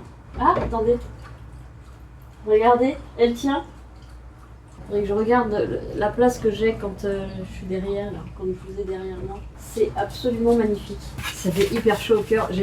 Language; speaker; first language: French; native; French